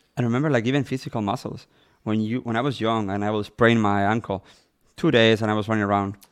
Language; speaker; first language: English; non-native, fluent; Spanish